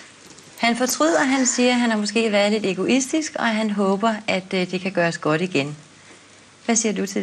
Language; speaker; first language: Danish; native; Danish